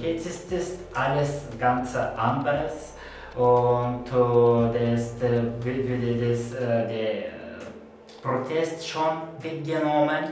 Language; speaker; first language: German; non-native, learner; Turkish